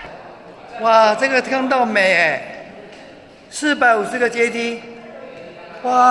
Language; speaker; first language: Chinese; native; Chinese